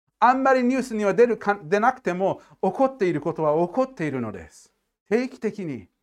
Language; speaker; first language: Japanese; non-native, fluent; English